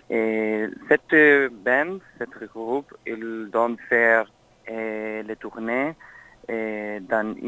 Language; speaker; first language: French; non-native, learner; Spanish